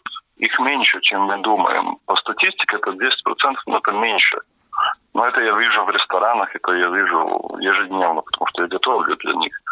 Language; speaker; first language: Russian; non-native, local second language; Latvian